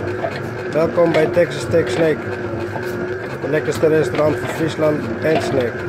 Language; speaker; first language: Dutch; non-native, fluent; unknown